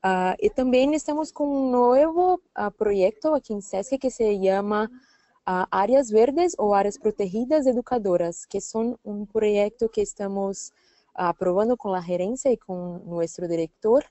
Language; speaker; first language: Spanish; non-native, learner; Portuguese